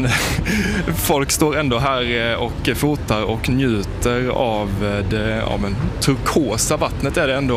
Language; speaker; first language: Swedish; native; Swedish